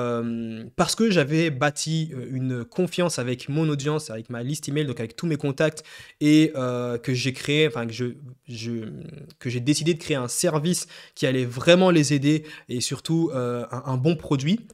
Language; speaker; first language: French; native; French